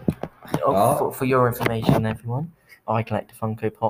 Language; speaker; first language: English; native; English